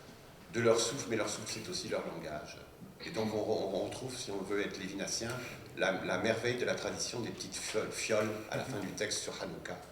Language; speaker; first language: French; native; French